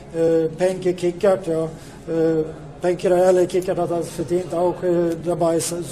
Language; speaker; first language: German; non-native, fluent; Swedish